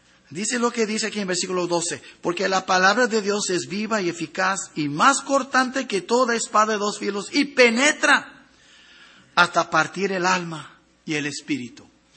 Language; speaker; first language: Spanish; non-native, fluent; English